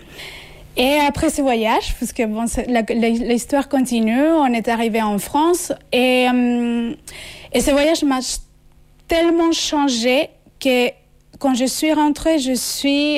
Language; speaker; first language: French; non-native, fluent; Spanish